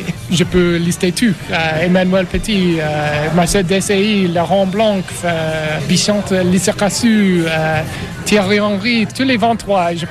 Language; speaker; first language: French; non-native, learner; English